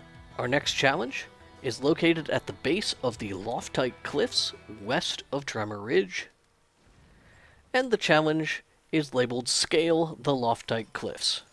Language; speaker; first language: English; native; English